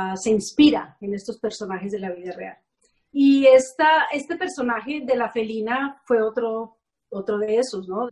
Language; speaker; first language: Spanish; native; Spanish